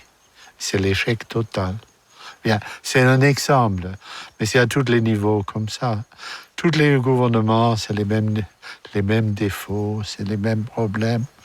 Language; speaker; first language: French; non-native, fluent; German